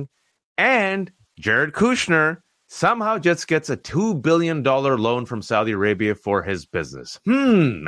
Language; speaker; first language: English; early bilingual, other home language; Urdu